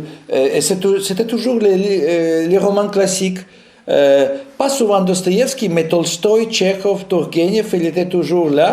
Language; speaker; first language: French; non-native, fluent; Russian